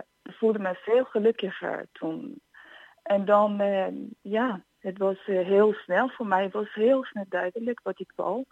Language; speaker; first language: Dutch; non-native, fluent; Persian